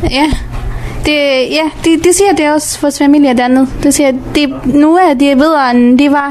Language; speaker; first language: Danish; early bilingual, other home language; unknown